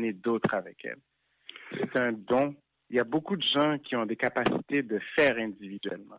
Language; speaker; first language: French; non-native, local second language; Haitian Creole